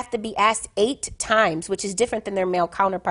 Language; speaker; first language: English; native; English